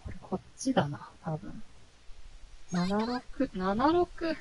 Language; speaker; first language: Japanese; native; Japanese